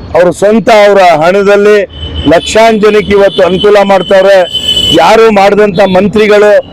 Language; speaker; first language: Kannada; non-native, local second language; Urdu